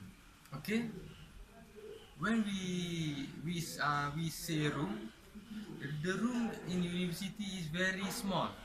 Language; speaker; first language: English; non-native, local second language; Malay